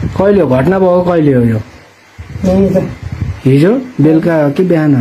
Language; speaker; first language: Nepali; native; Nepali